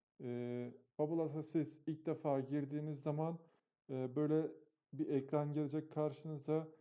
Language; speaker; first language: Turkish; native; Turkish